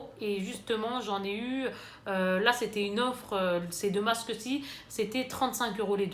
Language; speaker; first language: French; native; French